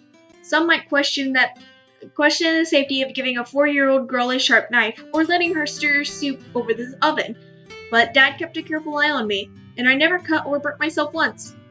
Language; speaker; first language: English; native; English